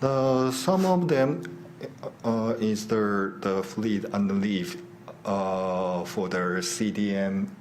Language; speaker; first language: English; non-native, learner; Japanese